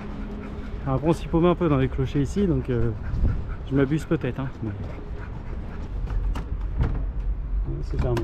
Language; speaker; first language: French; native; French